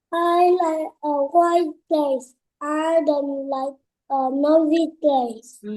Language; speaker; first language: English; non-native, learner; Vietnamese